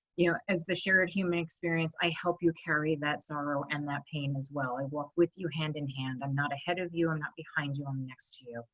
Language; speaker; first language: English; native; English